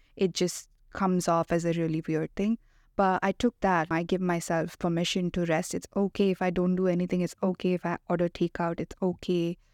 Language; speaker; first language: English; non-native, local second language; Hindi